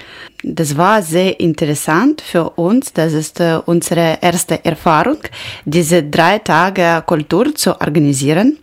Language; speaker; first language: German; non-native, learner; Ukrainian